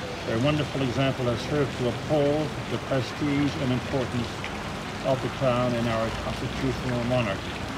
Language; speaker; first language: English; native; English